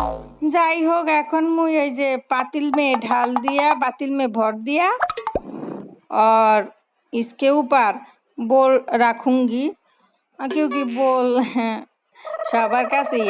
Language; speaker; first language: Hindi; non-native, learner; Bangla